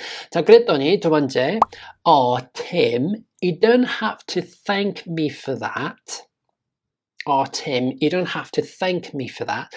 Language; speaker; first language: English; non-native, fluent; Korean